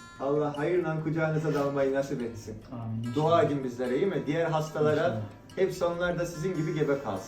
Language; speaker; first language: Turkish; native; Turkish